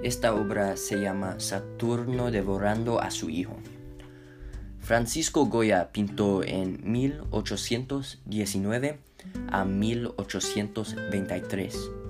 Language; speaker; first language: Spanish; non-native, learner; English